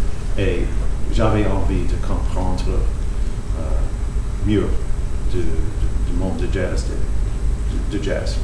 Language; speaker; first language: French; non-native, fluent; English